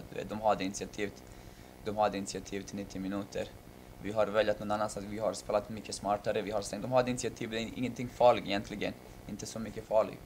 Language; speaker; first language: Swedish; non-native, fluent; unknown